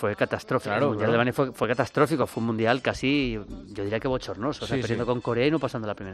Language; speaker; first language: Spanish; native; Spanish